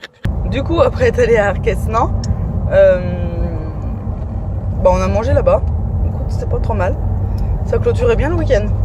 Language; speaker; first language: French; native; French